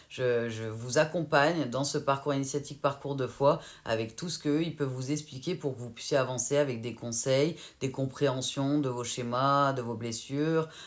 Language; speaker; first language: French; native; French